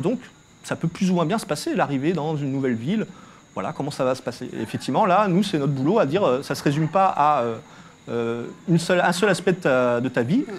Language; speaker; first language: French; native; French